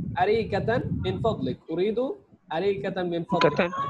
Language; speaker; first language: Arabic; non-native, fluent; Bangla